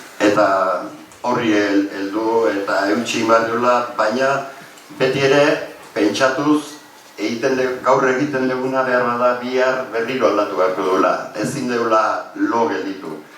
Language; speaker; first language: Basque; native; Basque